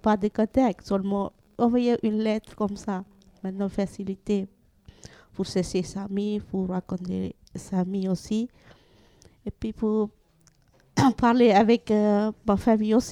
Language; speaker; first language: French; non-native, learner; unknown